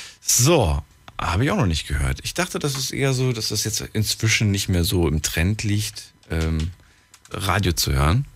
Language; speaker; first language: German; native; German